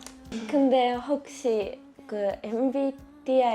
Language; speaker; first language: Korean; non-native, learner; Japanese